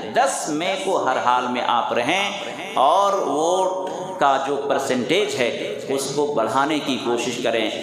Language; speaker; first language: Urdu; native; Urdu